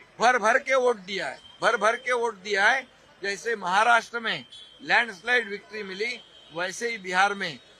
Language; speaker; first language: Hindi; non-native, local second language; Marathi